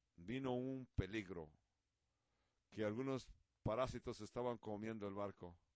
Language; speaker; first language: Spanish; non-native, learner; Dutch